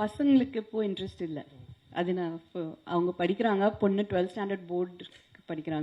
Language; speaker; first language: Tamil; non-native, local second language; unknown